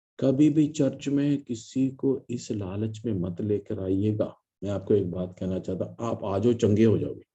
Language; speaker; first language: Hindi; non-native, local second language; Malayalam